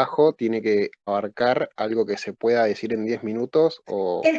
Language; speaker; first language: Spanish; native; Spanish